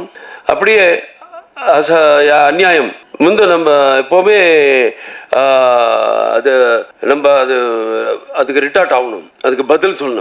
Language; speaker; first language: Tamil; non-native, local second language; Telugu